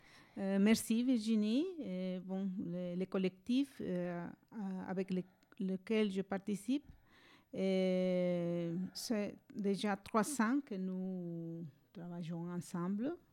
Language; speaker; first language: French; non-native, fluent; Spanish